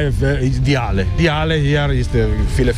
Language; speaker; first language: German; non-native, learner; Italian